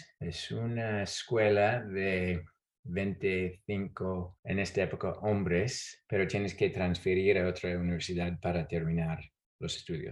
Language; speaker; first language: Spanish; non-native, fluent; English